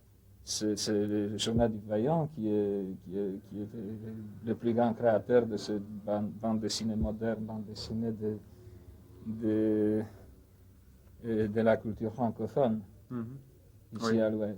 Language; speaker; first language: French; non-native, fluent; Polish